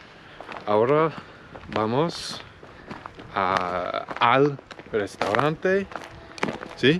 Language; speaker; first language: Spanish; non-native, learner; English